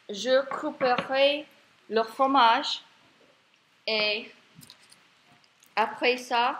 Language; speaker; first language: French; non-native, learner; English